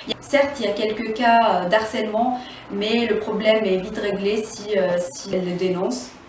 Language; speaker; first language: French; non-native, local second language; Arabic